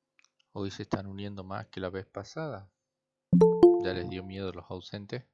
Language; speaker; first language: Spanish; native; Spanish